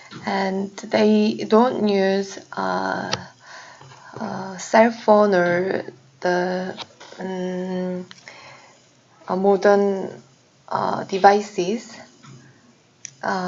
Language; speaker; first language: English; non-native, learner; Korean